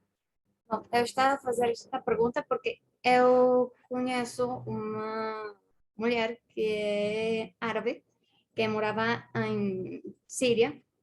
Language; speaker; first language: Portuguese; non-native, fluent; Spanish